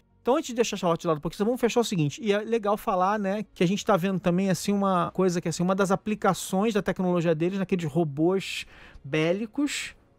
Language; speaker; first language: Portuguese; native; Portuguese